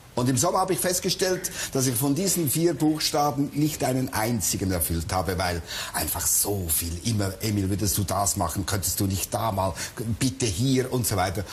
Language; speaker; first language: German; native; German